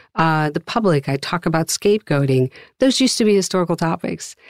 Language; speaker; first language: English; non-native, fluent; Dutch